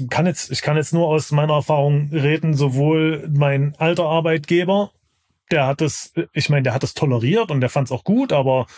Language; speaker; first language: German; native; German